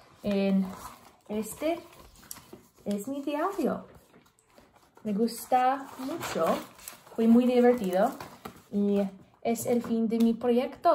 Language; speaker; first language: Spanish; non-native, learner; English